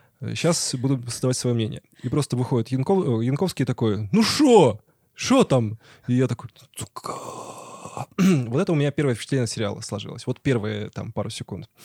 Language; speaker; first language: Russian; native; Russian